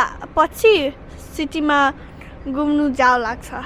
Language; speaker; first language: Nepali; early bilingual, heritage; Nepali